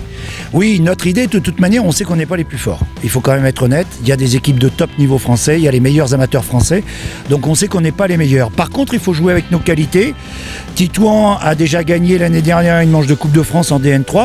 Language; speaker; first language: French; native; French